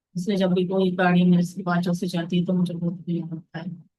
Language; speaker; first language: Hindi; native; Hindi